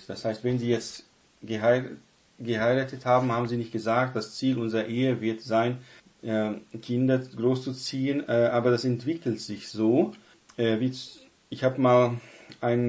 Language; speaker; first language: German; non-native, fluent; Portuguese